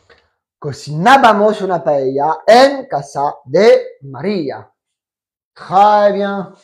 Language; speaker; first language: Spanish; non-native, fluent; French